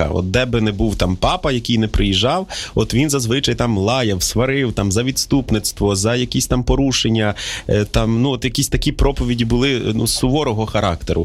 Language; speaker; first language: Ukrainian; native; Ukrainian